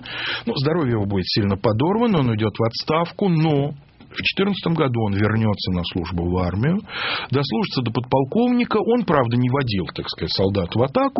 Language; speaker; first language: Russian; native; Russian